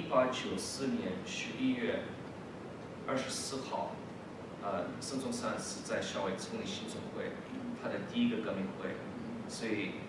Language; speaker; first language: Chinese; early bilingual, heritage; English